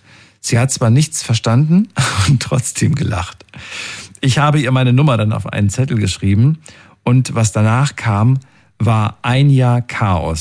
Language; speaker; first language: German; native; German